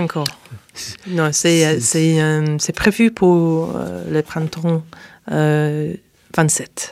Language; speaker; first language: French; non-native, fluent; English